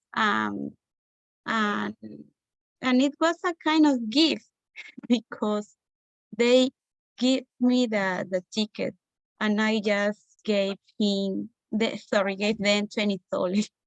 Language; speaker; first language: English; non-native, learner; Spanish